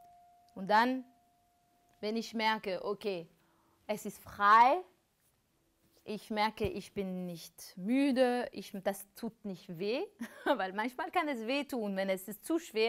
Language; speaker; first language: German; non-native, fluent; French